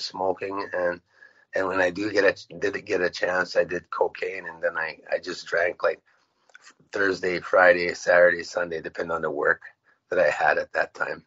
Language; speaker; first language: English; non-native, fluent; Cree